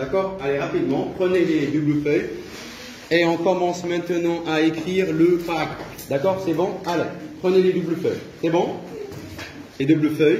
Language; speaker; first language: French; non-native, local second language; Arabic